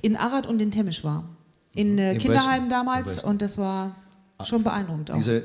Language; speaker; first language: German; native; German